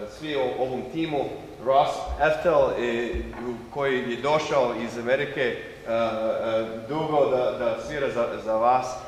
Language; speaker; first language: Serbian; non-native, learner; English